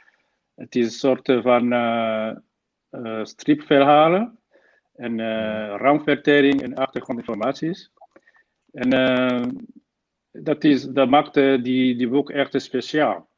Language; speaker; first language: Dutch; non-native, fluent; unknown